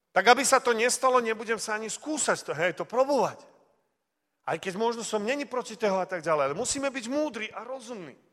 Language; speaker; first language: Slovak; early bilingual, heritage; Slovak